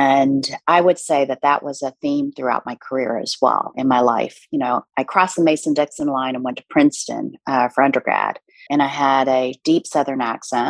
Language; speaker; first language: English; early bilingual, other home language; Korean